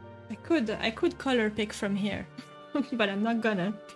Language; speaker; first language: English; non-native, fluent; French